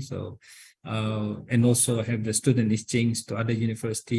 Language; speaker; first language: English; non-native, learner; Indonesian